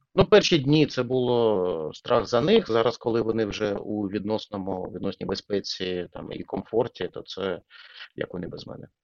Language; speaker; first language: Ukrainian; non-native, local second language; Russian